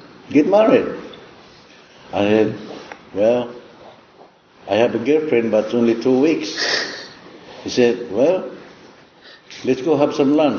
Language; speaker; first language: English; non-native, local second language; Cebuano